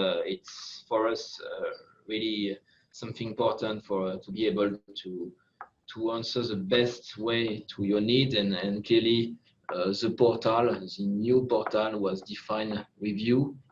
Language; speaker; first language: English; non-native, fluent; French